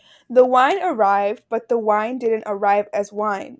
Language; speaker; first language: English; early bilingual, other home language; Spanish